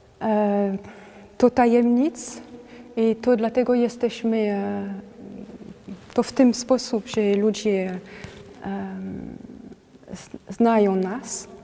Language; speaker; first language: Polish; non-native, learner; French